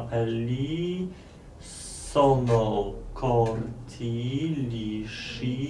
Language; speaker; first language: Italian; non-native, learner; Polish